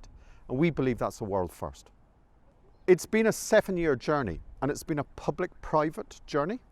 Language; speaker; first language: English; native; English